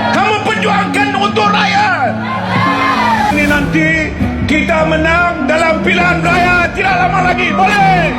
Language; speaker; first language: Malay; native; Malay